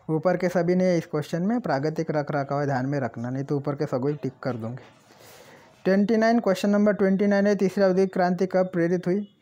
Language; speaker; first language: Hindi; non-native, local second language; Marathi